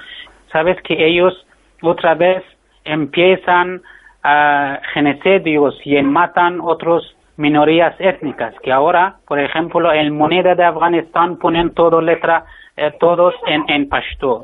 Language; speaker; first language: Spanish; non-native, learner; Persian